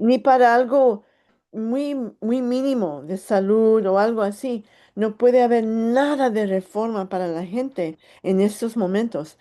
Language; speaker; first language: Spanish; early bilingual, heritage; English